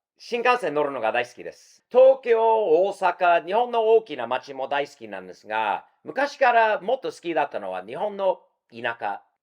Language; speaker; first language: Japanese; non-native, fluent; English